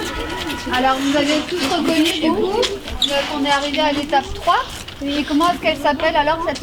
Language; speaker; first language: French; native; French